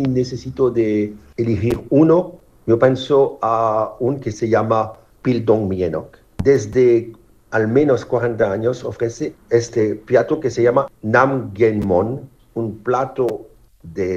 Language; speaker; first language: Spanish; non-native, learner; French